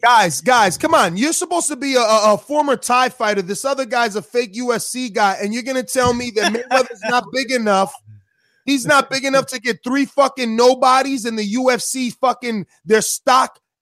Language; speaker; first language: English; native; English